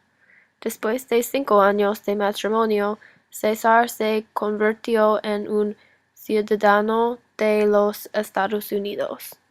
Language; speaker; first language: Spanish; non-native, learner; English